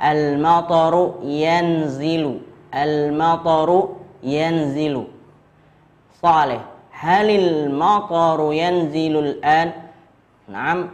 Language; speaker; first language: Arabic; non-native, fluent; Indonesian